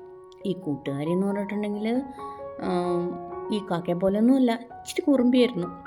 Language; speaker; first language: Malayalam; native; Malayalam